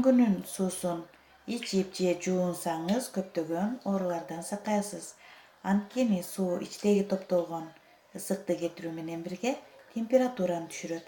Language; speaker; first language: Kyrgyz; native; Kyrgyz